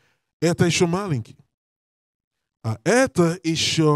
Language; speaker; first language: Russian; non-native, learner; English